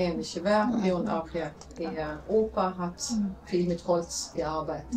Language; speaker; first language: German; non-native, fluent; Latvian